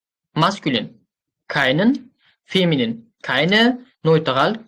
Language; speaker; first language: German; non-native, fluent; Uzbek